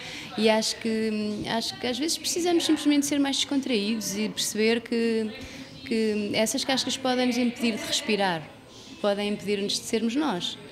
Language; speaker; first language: Portuguese; native; Portuguese